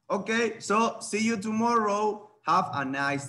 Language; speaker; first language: English; non-native, fluent; Spanish